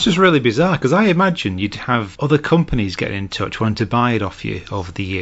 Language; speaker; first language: English; native; English